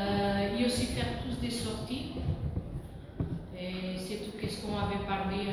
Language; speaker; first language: French; non-native, learner; Portuguese